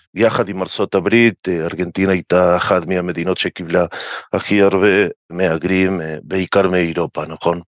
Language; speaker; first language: Hebrew; non-native, fluent; Spanish